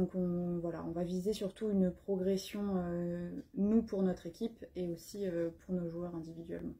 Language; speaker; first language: French; native; French